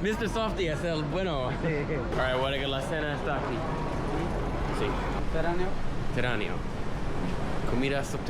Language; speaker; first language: Spanish; non-native, learner; English